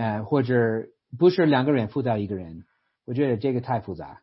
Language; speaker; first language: Chinese; non-native, fluent; English